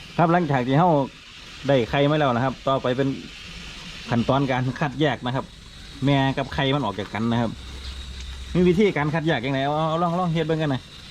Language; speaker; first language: Thai; non-native, local second language; Northeastern Thai